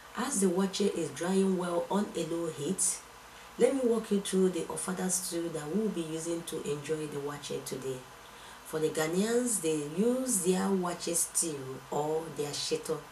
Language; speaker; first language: English; non-native, local second language; Igbo